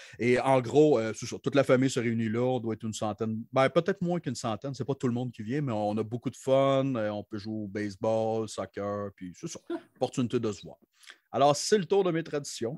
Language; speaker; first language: French; native; French